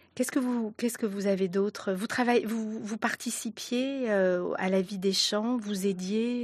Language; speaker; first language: French; native; French